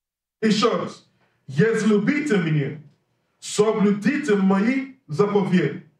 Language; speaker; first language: Russian; non-native, learner; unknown